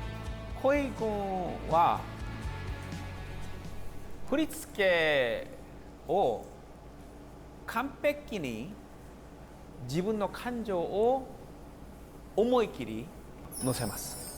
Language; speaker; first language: Japanese; non-native, learner; Korean